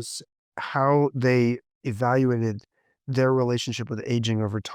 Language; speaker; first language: English; native; English